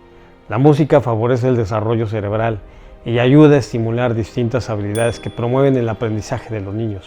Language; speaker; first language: Spanish; native; Spanish